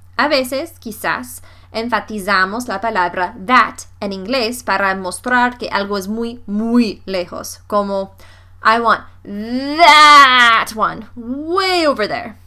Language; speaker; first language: Spanish; non-native, fluent; English